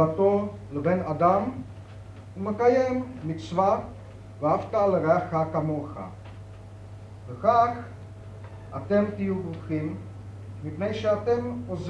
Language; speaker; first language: Hebrew; non-native, fluent; Czech